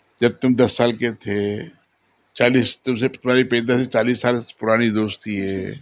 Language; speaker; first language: Urdu; non-native, local second language; Memoni